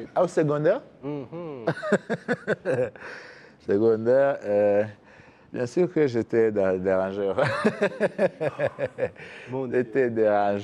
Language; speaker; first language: French; non-native, learner; Kinyarwanda